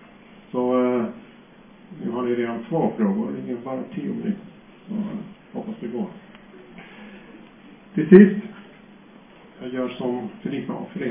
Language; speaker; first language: Swedish; non-native, fluent; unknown